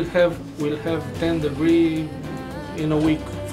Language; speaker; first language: English; non-native, fluent; Romanian